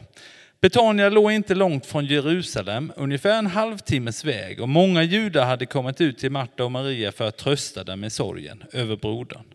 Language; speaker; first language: Swedish; non-native, fluent; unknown